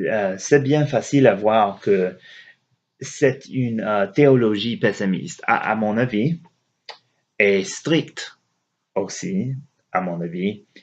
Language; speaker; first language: French; non-native, learner; English